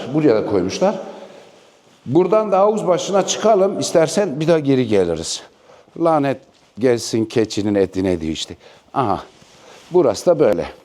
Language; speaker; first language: Turkish; native; Turkish